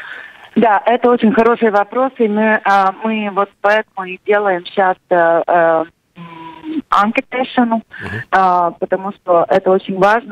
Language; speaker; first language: Russian; non-native, local second language; Latvian